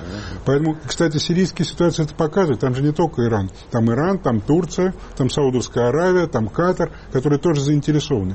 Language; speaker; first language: Russian; native; Russian